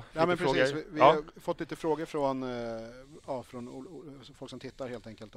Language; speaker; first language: Swedish; native; Swedish